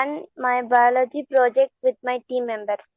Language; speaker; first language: English; non-native, learner; Tamil